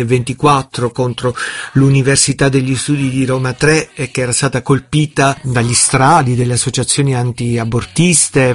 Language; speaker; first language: Italian; native; Italian